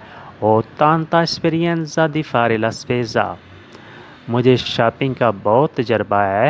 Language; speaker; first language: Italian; non-native, learner; Urdu